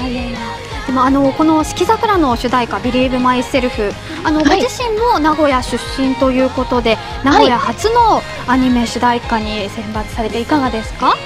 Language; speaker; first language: Japanese; native; Japanese